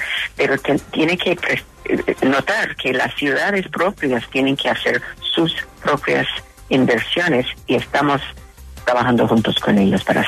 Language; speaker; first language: Spanish; non-native, fluent; English